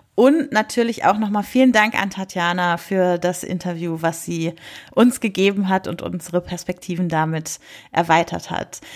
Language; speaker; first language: German; native; German